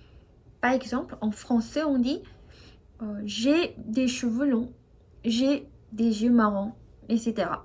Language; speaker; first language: French; non-native, fluent; Korean